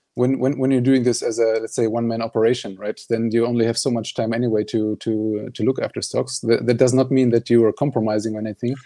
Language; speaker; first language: English; non-native, fluent; German